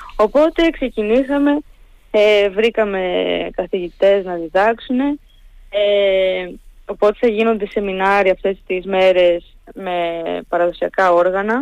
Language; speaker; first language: Greek; native; Greek